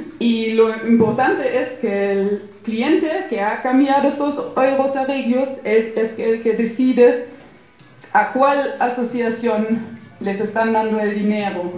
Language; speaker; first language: Spanish; non-native, fluent; German